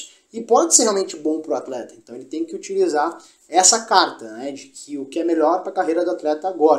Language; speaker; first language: Portuguese; native; Portuguese